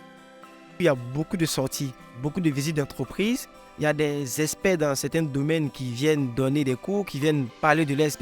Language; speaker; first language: French; non-native, fluent; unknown